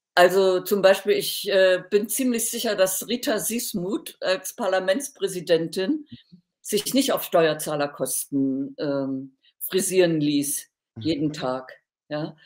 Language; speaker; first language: German; native; German